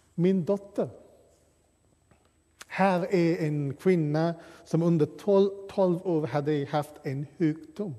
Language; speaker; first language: Swedish; non-native, fluent; English